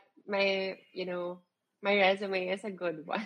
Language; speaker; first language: English; non-native, local second language; Filipino